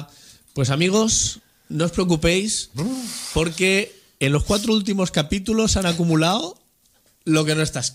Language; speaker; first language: Spanish; native; Spanish